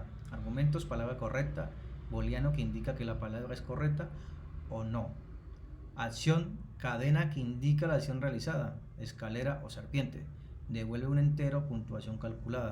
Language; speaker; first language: Spanish; native; Spanish